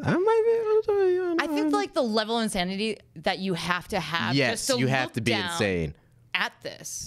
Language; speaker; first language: English; native; English